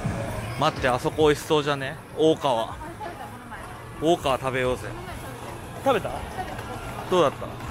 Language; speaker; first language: Japanese; native; Japanese